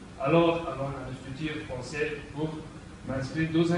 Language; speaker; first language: French; non-native, learner; Arabic